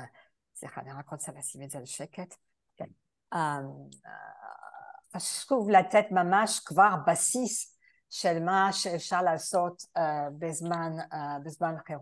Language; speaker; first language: Hebrew; non-native, fluent; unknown